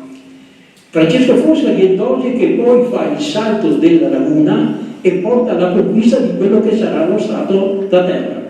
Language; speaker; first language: Italian; native; Italian